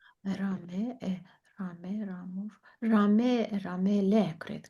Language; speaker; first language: Romanian; non-native, learner; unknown